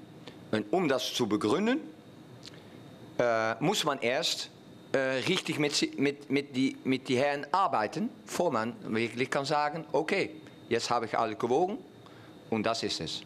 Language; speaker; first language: German; non-native, fluent; Dutch